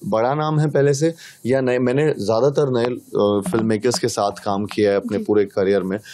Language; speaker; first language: Hindi; native; Hindi